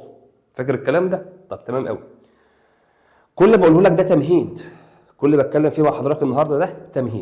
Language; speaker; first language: Arabic; native; Arabic